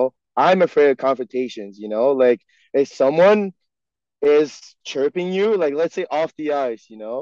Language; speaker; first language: English; non-native, fluent; French